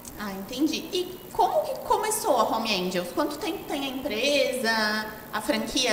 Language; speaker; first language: Portuguese; native; Portuguese